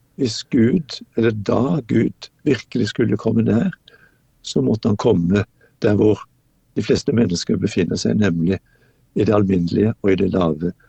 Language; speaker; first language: Norwegian; native; Norwegian